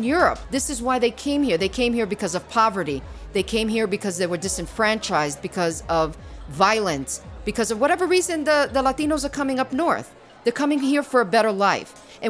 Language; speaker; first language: English; early bilingual, other home language; Spanish